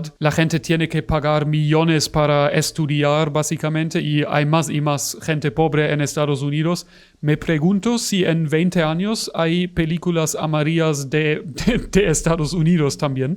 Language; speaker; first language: Spanish; non-native, fluent; German